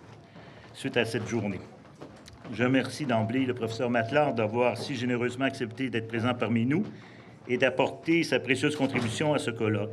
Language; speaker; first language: French; native; French